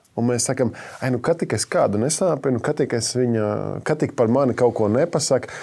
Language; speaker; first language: Latvian; native; Latvian